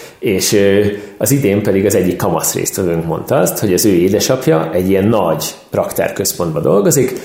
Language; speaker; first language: Hungarian; native; Hungarian